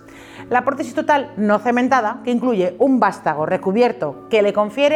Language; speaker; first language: Spanish; native; Spanish